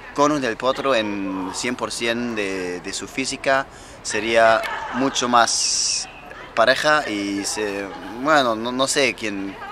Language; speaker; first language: Spanish; non-native, learner; German